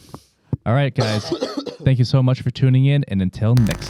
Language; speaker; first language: English; native; English